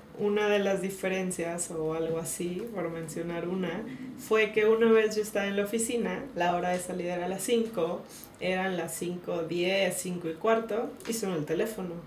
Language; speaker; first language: Spanish; native; Spanish